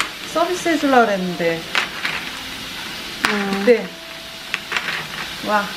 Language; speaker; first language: Korean; native; Korean